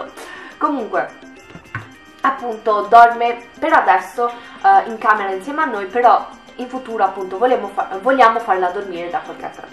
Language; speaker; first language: Italian; native; Italian